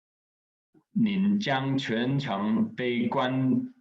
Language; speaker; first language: Chinese; non-native, fluent; English